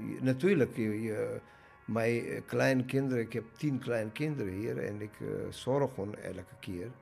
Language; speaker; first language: Dutch; non-native, learner; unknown